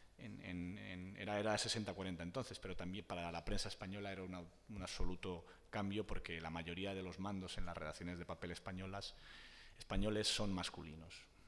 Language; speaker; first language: Spanish; native; Spanish